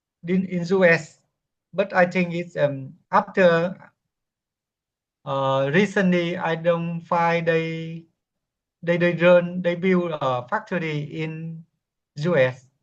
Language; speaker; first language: English; non-native, learner; Vietnamese